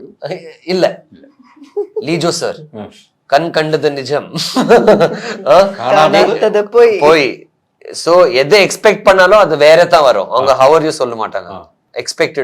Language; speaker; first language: Tamil; non-native, fluent; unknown